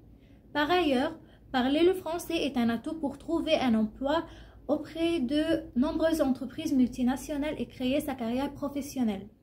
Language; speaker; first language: French; non-native, learner; Arabic